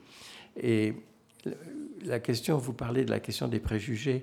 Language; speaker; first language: French; native; French